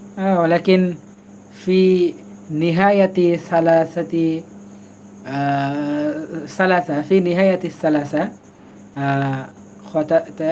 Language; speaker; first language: Arabic; non-native, fluent; Bangla